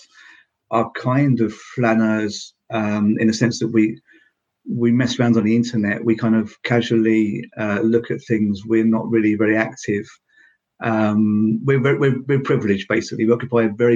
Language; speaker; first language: English; native; English